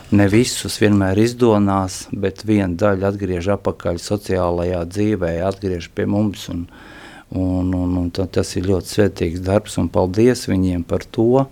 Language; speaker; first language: Latvian; non-native, local second language; Russian